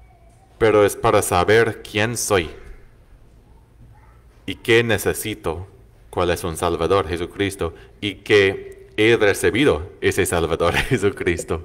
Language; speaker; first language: Spanish; non-native, fluent; English